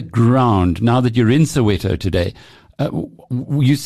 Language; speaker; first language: English; native; English